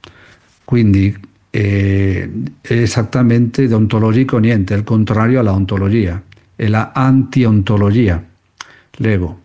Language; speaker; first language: Italian; non-native, fluent; Spanish